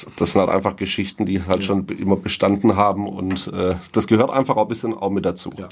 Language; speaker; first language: German; native; German